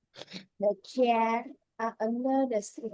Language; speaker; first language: English; non-native, learner; Vietnamese